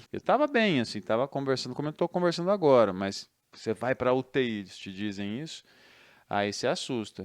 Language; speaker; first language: Portuguese; native; Portuguese